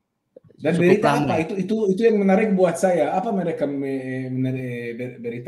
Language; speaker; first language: Indonesian; non-native, fluent; Hebrew